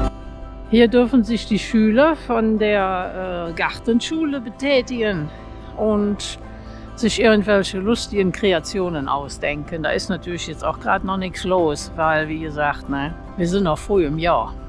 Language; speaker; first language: German; native; German